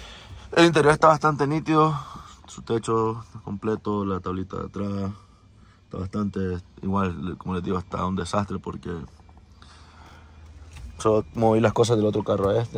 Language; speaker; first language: Spanish; native; Spanish